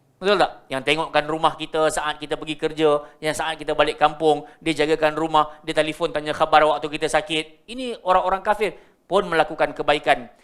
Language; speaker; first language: Malay; native; Malay